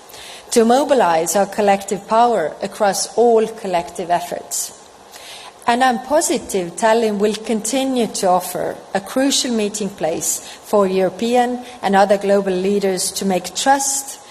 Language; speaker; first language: English; non-native, fluent; Estonian